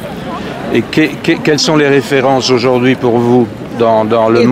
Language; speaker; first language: French; native; French